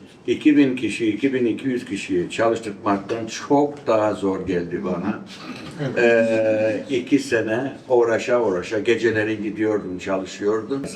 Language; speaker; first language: Turkish; early bilingual, heritage; Turkish